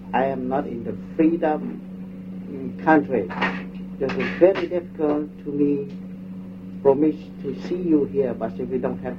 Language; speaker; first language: English; non-native, learner; Vietnamese